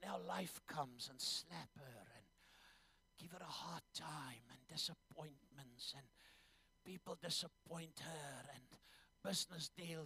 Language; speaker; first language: English; non-native, local second language; Afrikaans